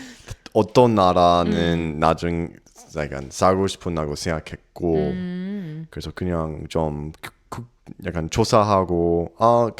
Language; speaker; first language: Korean; non-native, learner; English